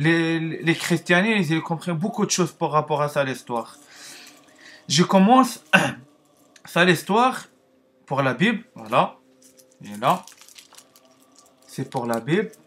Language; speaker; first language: French; non-native, learner; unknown